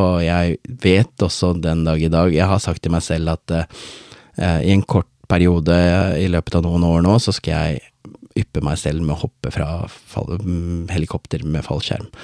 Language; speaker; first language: Norwegian; early bilingual, other home language; Tamil